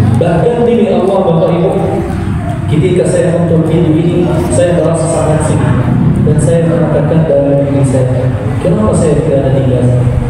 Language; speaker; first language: Indonesian; non-native, fluent; Arabic